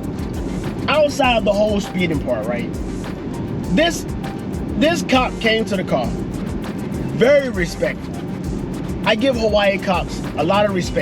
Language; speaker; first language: English; native; English